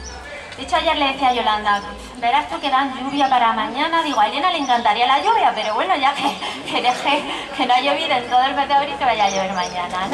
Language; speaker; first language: Spanish; native; Spanish